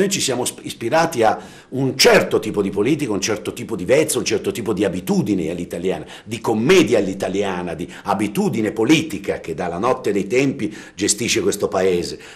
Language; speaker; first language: Italian; native; Italian